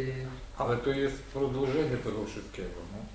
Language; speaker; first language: Polish; non-native, learner; Russian